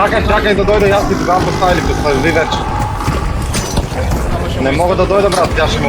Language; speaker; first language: Bulgarian; native; Bulgarian